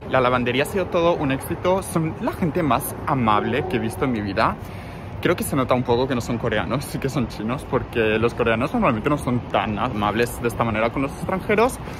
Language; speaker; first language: Spanish; native; Spanish